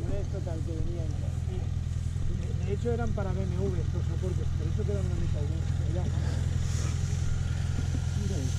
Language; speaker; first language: Spanish; non-native, local second language; Catalan